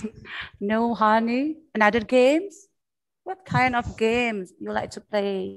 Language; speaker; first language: English; non-native, fluent; Indonesian